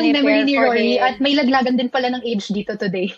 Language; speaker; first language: Filipino; native; Filipino